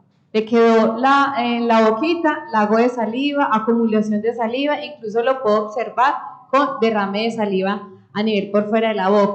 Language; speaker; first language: Spanish; native; Spanish